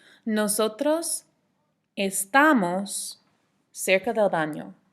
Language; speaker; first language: Spanish; non-native, fluent; English